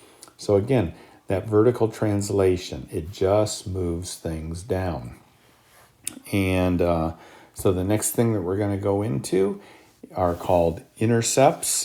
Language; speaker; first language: English; native; English